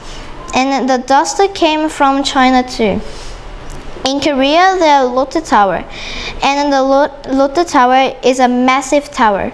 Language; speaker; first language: English; non-native, learner; Korean